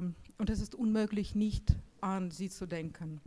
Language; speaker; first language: German; non-native, fluent; Russian